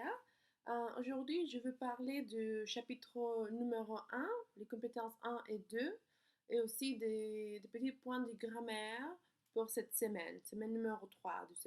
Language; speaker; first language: French; non-native, fluent; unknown